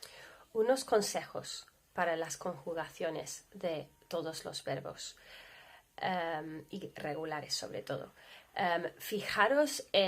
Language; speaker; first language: Spanish; non-native, fluent; English